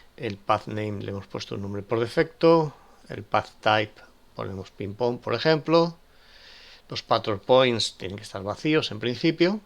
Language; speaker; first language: Spanish; native; Spanish